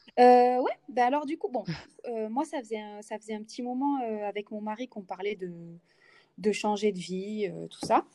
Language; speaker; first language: French; native; French